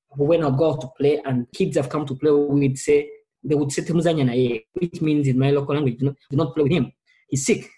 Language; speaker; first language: English; non-native, local second language; Ganda